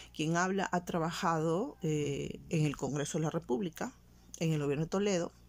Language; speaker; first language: Spanish; native; Spanish